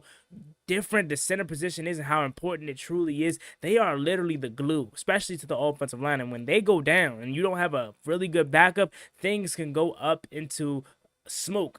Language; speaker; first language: English; native; English